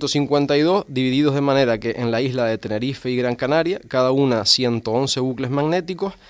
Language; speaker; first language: Spanish; native; Spanish